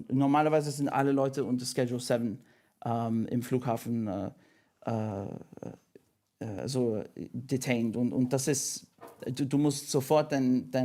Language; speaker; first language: German; non-native, fluent; English